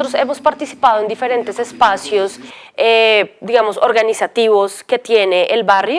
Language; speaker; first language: Spanish; native; Spanish